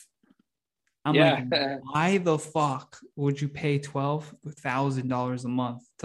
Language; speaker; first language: English; native; English